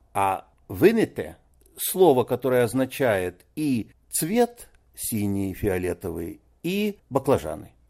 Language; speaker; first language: Russian; native; Russian